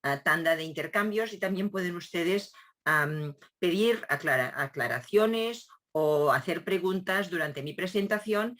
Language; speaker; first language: Spanish; non-native, local second language; Catalan